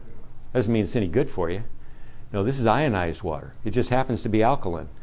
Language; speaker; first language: English; native; English